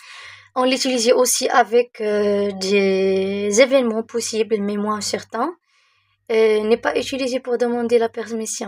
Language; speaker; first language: French; non-native, local second language; Arabic